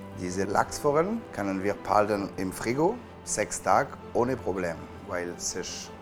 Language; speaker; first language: German; non-native, learner; French